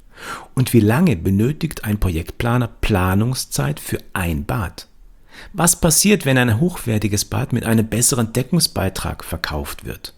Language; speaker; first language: German; native; German